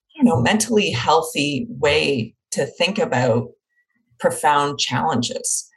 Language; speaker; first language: English; native; English